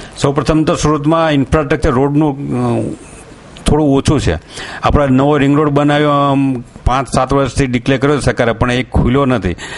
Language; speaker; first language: Gujarati; native; Gujarati